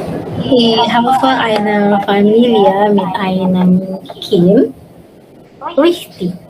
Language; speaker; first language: German; non-native, learner; Indonesian